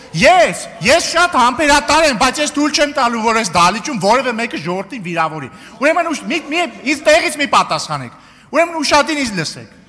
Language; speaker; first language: Armenian; native; Armenian